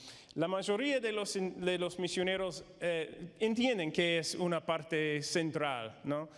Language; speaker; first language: Spanish; non-native, fluent; English